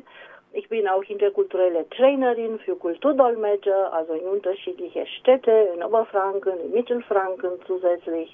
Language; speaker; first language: German; non-native, fluent; Romanian